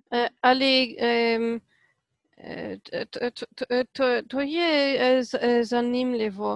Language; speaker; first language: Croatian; non-native, learner; Polish